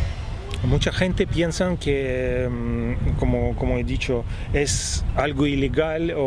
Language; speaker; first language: Spanish; non-native, fluent; Russian